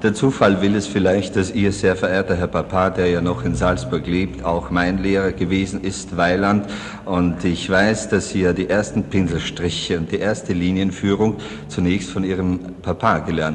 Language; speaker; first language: German; native; German